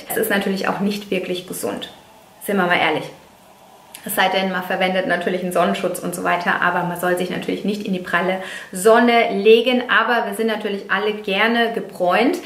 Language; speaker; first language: German; non-native, fluent; Italian